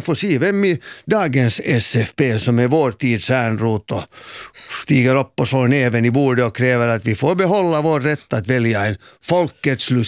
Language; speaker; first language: Swedish; native; Swedish